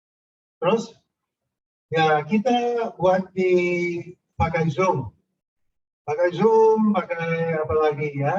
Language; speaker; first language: Indonesian; non-native, fluent; English